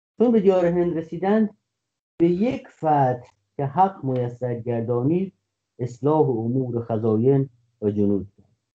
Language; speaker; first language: Persian; non-native, local second language; Kurdish